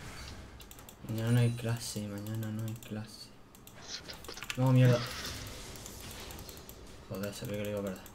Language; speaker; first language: Spanish; native; Spanish